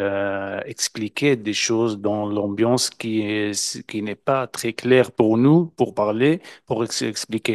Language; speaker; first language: French; non-native, learner; Arabic